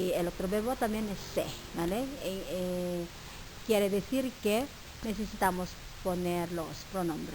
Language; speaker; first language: Spanish; non-native, fluent; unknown